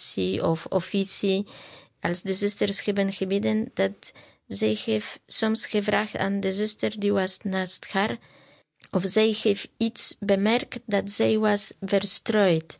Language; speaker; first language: Dutch; non-native, learner; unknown